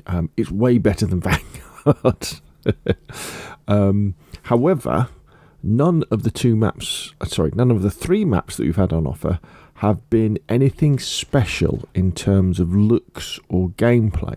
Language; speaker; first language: English; native; English